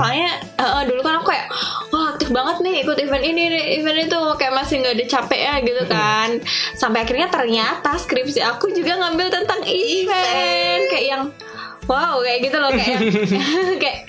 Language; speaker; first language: Indonesian; native; Indonesian